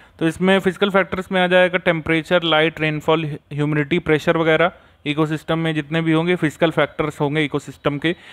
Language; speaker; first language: Hindi; native; Hindi